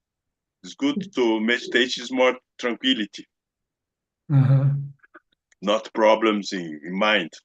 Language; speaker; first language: English; non-native, learner; Portuguese